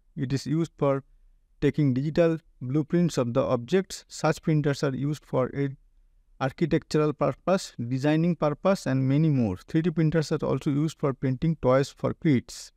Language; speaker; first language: English; non-native, local second language; Bangla